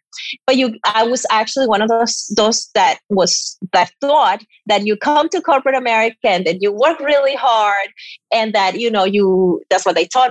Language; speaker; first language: English; non-native, fluent; Spanish